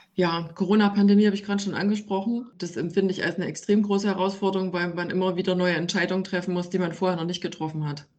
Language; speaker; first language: German; native; German